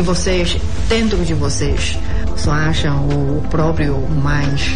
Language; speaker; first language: Portuguese; non-native, fluent; Chinese